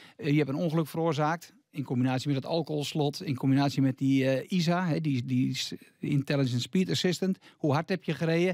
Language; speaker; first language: Dutch; native; Dutch